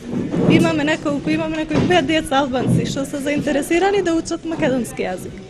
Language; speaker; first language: Macedonian; early bilingual, heritage; Macedonian